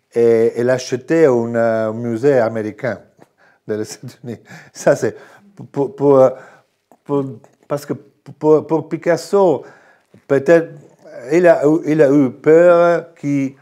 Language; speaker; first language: French; non-native, fluent; Italian